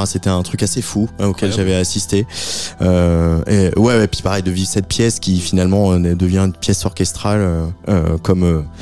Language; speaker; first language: French; native; French